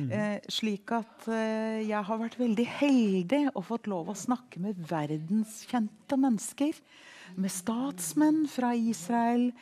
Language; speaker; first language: Norwegian; early bilingual, heritage; Norwegian